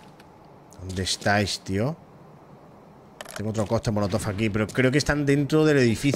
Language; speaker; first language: Spanish; native; Spanish